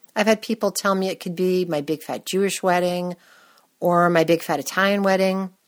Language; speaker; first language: English; native; English